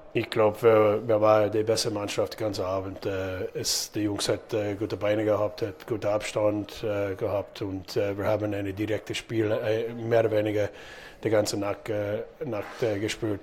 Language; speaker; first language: German; non-native, fluent; English